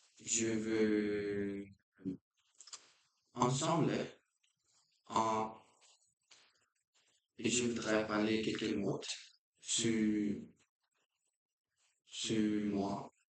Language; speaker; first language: French; non-native, learner; Portuguese